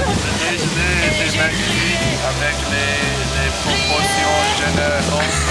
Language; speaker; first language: French; non-native, learner; English